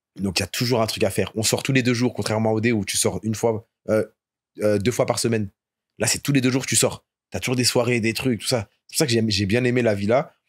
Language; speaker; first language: French; native; French